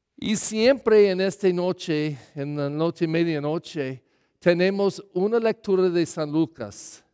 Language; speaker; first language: Spanish; non-native, learner; English